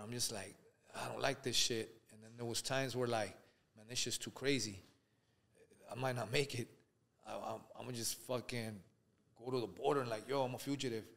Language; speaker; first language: English; early bilingual, other home language; Spanish